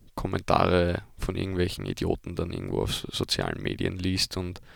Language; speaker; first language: German; native; German